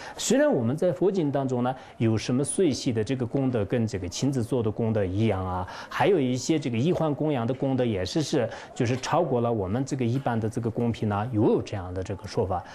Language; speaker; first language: Chinese; non-native, local second language; Tibetan